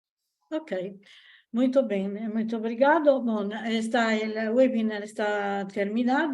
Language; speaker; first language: Portuguese; non-native, learner; Italian